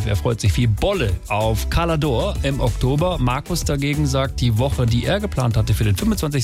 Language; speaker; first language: German; native; German